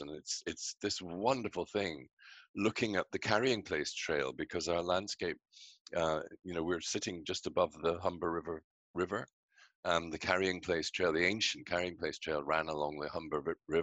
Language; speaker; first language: English; native; English